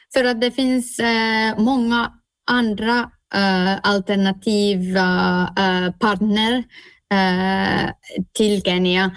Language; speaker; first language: Swedish; non-native, fluent; Finnish